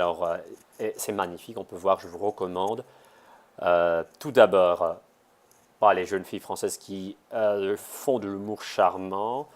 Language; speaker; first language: French; non-native, fluent; Russian